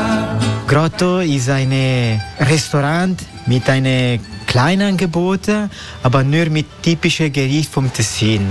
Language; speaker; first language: German; non-native, learner; Italian